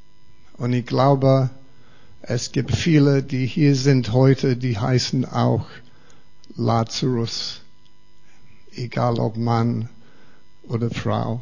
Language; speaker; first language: German; non-native, fluent; English